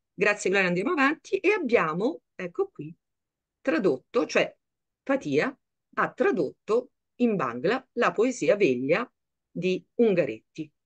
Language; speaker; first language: Italian; native; Italian